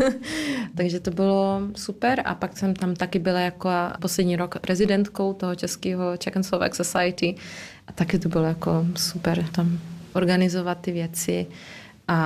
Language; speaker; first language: Czech; early bilingual, heritage; Czech